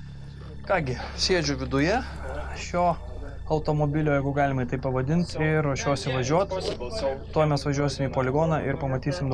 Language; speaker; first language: Lithuanian; native; Lithuanian